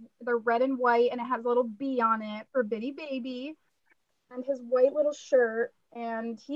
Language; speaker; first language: English; native; English